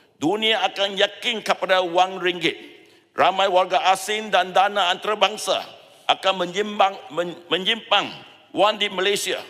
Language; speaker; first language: Malay; non-native, local second language; Chinese